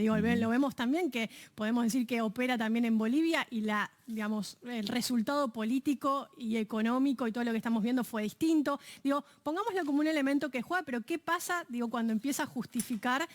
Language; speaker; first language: Spanish; native; Spanish